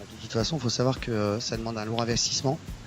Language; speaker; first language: French; native; French